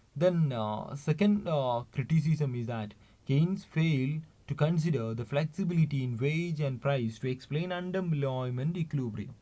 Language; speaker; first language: English; non-native, local second language; Malayalam